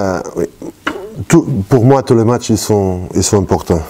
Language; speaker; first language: French; non-native, fluent; Portuguese